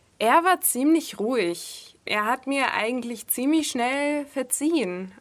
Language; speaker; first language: German; early bilingual, other home language; Russian